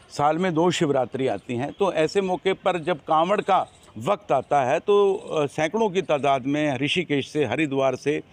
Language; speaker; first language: Hindi; native; Hindi